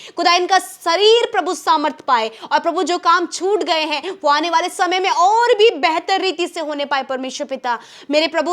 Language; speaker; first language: Hindi; native; Hindi